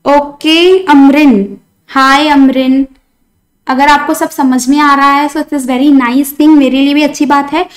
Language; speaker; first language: Hindi; non-native, local second language; Marathi